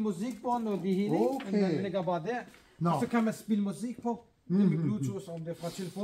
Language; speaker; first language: Danish; non-native, fluent; Kurdish